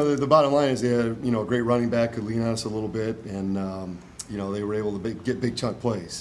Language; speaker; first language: English; native; English